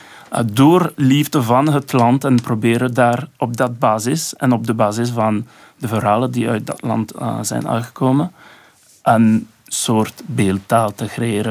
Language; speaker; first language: Dutch; non-native, local second language; French